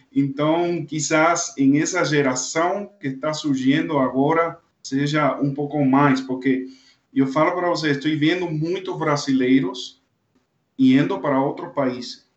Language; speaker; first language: Portuguese; non-native, fluent; Spanish